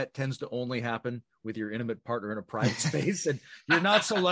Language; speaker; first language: English; native; English